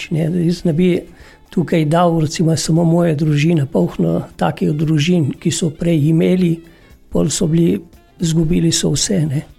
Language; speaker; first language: Slovenian; non-native, fluent; Kurdish